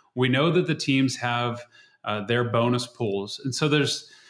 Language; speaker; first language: English; native; English